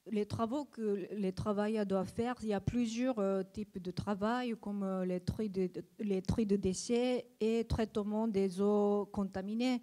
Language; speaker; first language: French; non-native, learner; Japanese